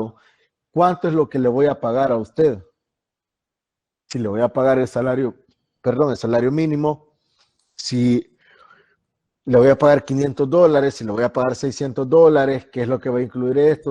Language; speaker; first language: Spanish; native; Spanish